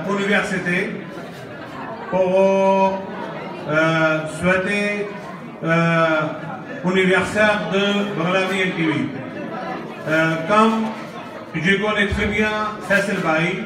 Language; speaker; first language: French; non-native, learner; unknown